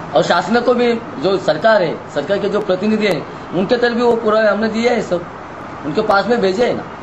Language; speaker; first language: Hindi; non-native, local second language; Marathi